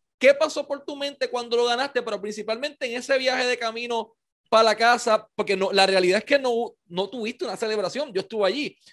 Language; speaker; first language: Spanish; native; Spanish